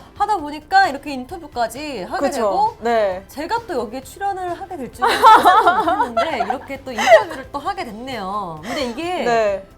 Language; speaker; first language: Korean; native; Korean